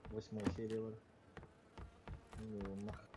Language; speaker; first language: Russian; non-native, local second language; Yakut